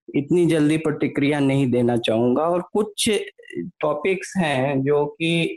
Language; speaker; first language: Hindi; native; Hindi